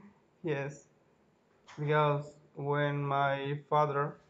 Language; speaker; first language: English; non-native, learner; Spanish